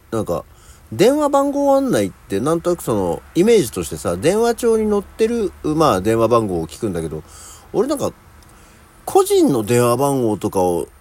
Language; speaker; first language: Japanese; native; Japanese